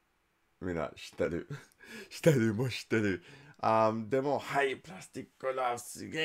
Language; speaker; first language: Japanese; non-native, learner; English